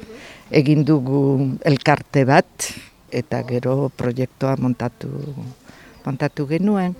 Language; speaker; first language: Basque; non-native, local second language; French